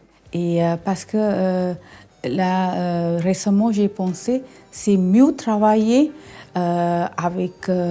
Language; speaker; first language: French; non-native, learner; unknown